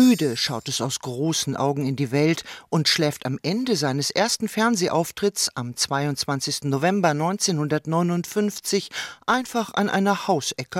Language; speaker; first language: German; native; German